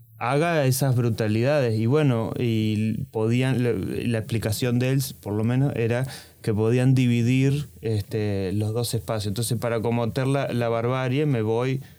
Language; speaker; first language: Spanish; native; Spanish